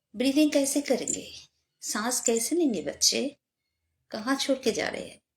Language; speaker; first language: Hindi; non-native, local second language; Bangla